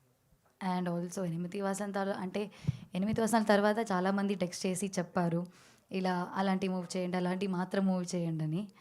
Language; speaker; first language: Telugu; non-native, fluent; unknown